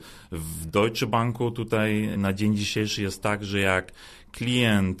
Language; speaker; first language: Polish; early bilingual, other home language; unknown